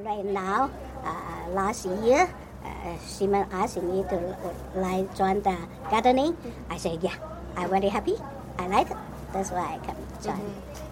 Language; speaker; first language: English; non-native, learner; Cantonese